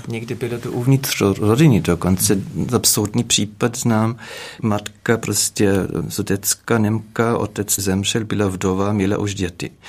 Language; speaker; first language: Czech; non-native, fluent; German